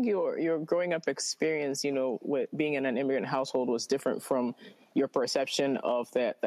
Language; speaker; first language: English; non-native, local second language; Akan